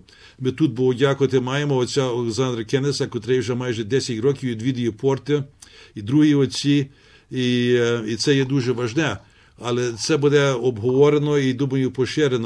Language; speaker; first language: Ukrainian; early bilingual, heritage; Ukrainian